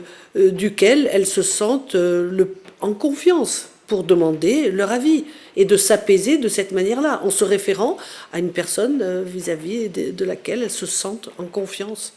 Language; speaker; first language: French; native; French